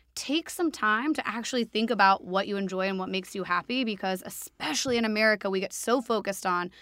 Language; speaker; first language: English; native; English